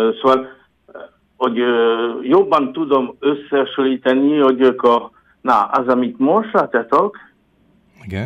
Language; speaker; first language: Hungarian; non-native, learner; French